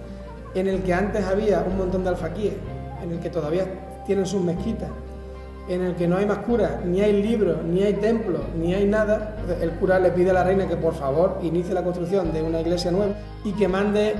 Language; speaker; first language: Spanish; native; Spanish